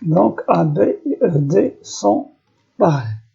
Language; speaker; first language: French; non-native, local second language; Arabic